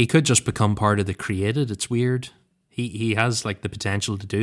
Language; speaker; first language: English; native; English